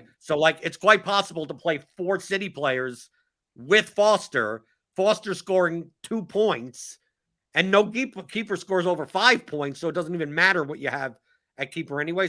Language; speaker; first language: English; native; English